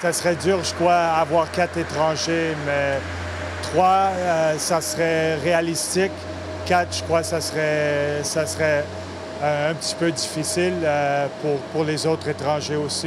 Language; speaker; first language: French; non-native, fluent; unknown